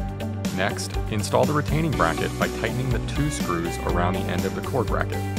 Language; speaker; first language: English; native; English